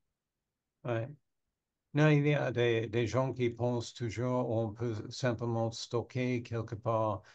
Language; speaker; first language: French; non-native, learner; English